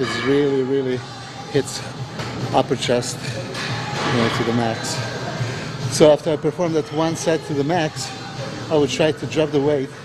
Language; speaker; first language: English; non-native, fluent; Serbian